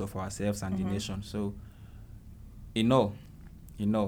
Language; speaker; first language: English; non-native, local second language; Igbo